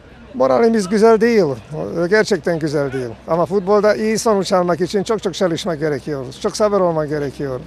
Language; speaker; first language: Turkish; non-native, learner; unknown